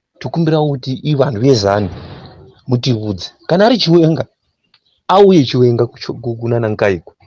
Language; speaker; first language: Shona; non-native, local second language; North Ndebele